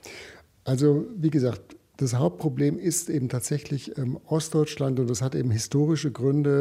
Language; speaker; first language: German; native; German